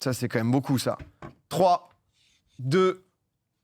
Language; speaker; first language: French; native; French